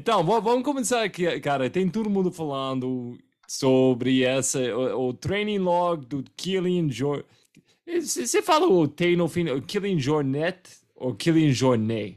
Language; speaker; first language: Portuguese; non-native, fluent; English